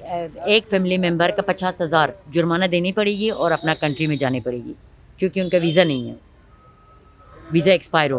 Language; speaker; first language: Hindi; non-native, fluent; Pashto